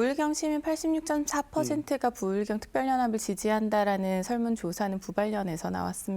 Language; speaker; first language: Korean; native; Korean